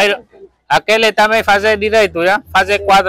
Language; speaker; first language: Portuguese; non-native, learner; Vietnamese